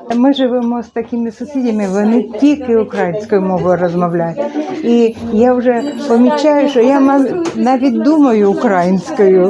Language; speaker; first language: Ukrainian; non-native, local second language; Russian